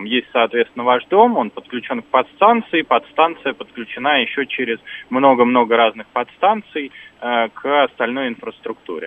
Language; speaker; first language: Russian; native; Russian